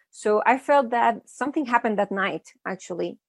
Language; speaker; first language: English; early bilingual, other home language; Spanish